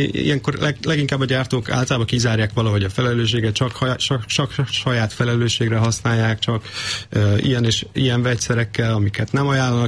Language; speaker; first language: Hungarian; native; Hungarian